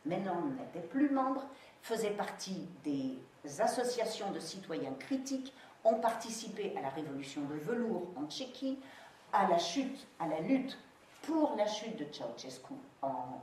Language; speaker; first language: French; native; French